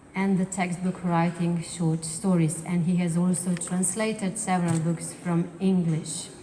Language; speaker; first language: English; non-native, fluent; Slovenian